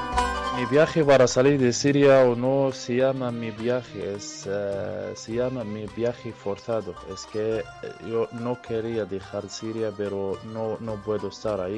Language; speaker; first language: Spanish; early bilingual, other home language; Arabic